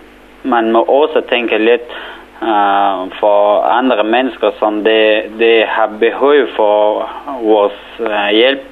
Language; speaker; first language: Danish; non-native, learner; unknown